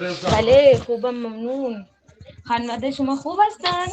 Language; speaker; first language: Persian; non-native, learner; Urdu